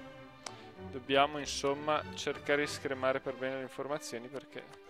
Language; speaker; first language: Italian; native; Italian